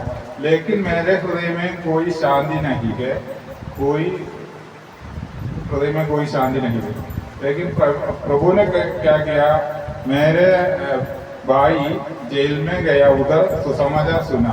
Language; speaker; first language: Hindi; non-native, local second language; Malayalam